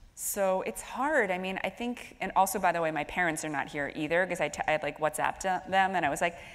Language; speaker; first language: English; native; English